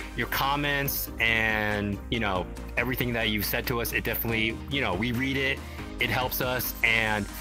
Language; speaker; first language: English; native; English